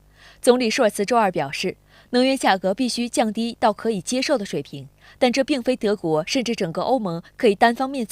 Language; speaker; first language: Chinese; native; Chinese